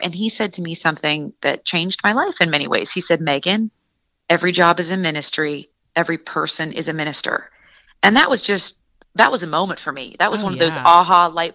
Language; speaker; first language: English; native; English